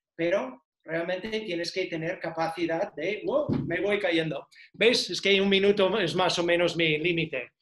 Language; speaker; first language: Spanish; non-native, fluent; English